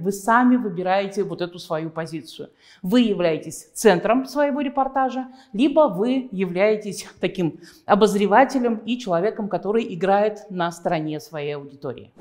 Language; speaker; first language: Russian; native; Russian